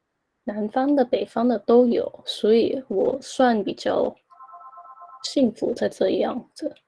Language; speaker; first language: Chinese; early bilingual, heritage; Chinese